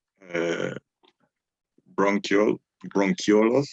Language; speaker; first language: English; non-native, learner; Spanish